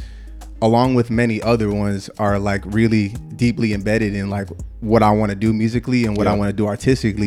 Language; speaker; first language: English; native; English